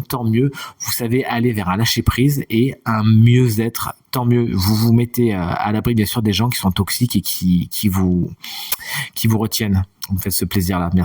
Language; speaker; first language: French; native; French